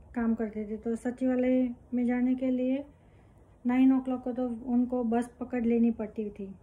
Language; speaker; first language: Hindi; non-native, local second language; Gujarati